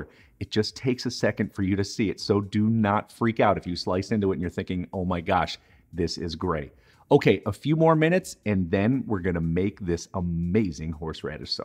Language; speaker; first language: English; native; English